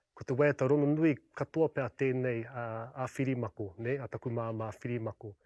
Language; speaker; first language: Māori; non-native, local second language; English